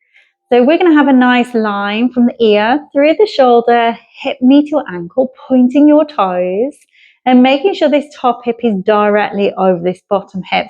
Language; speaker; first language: English; native; English